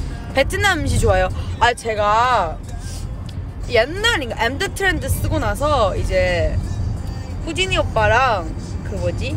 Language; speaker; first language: Korean; non-native, fluent; Chinese